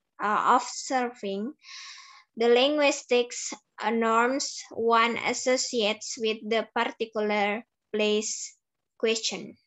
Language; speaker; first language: English; non-native, learner; Indonesian